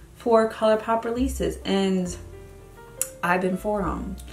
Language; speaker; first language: English; native; English